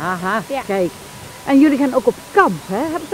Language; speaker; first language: Dutch; native; Dutch